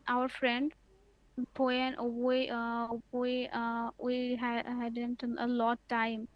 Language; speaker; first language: English; non-native, learner; Bangla